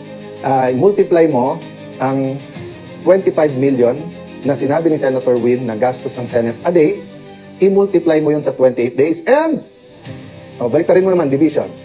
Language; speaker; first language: Filipino; native; Filipino